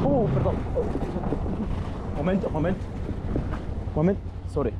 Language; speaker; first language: Spanish; non-native, fluent; Russian